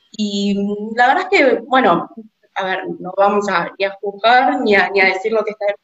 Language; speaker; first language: Spanish; native; Spanish